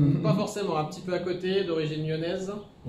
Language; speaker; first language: French; native; French